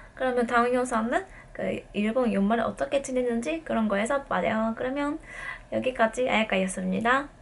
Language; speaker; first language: Korean; non-native, fluent; Japanese